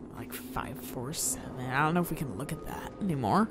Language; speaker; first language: English; native; English